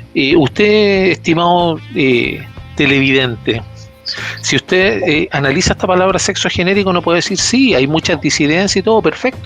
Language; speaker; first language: Spanish; native; Spanish